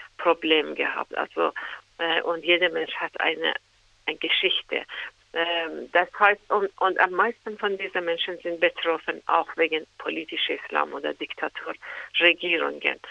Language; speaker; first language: German; non-native, fluent; Persian